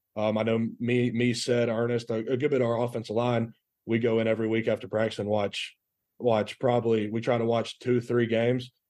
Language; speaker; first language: English; native; English